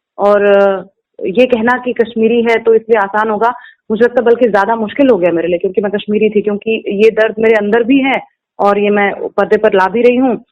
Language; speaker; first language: Hindi; non-native, local second language; Kashmiri